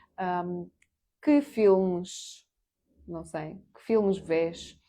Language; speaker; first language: Portuguese; non-native, fluent; Ukrainian